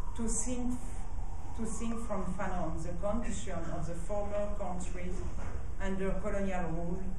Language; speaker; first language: English; non-native, fluent; French